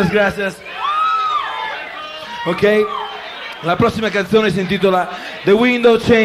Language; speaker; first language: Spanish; non-native, learner; Italian